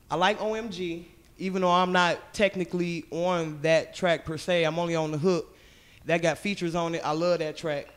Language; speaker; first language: English; native; English